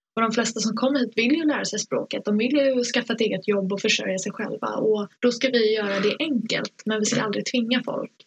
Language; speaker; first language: Swedish; early bilingual, other home language; Persian